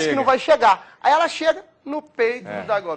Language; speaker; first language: Portuguese; native; Portuguese